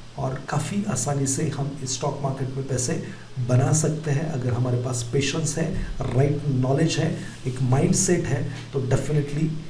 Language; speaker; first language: Hindi; non-native, local second language; Marathi